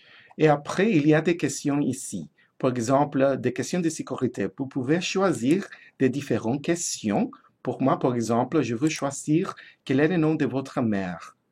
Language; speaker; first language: French; non-native, fluent; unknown